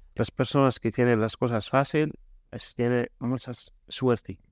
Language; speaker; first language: Spanish; non-native, learner; Arabic